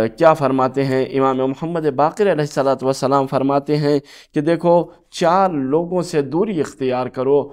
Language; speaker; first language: Urdu; native; Urdu